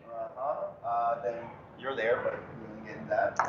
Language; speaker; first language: English; early bilingual, other home language; Spanish